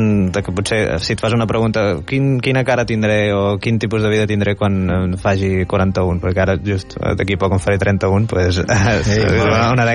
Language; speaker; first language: Catalan; native; Catalan